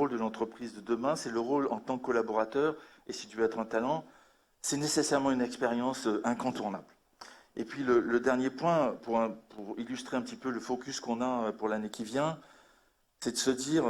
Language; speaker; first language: French; native; French